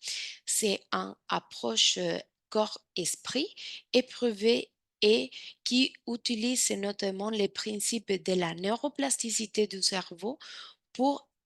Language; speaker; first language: French; non-native, fluent; Spanish